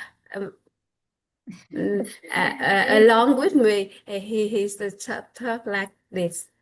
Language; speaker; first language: English; non-native, learner; Vietnamese